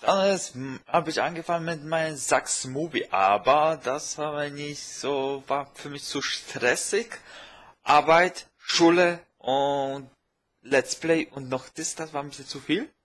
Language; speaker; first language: German; non-native, fluent; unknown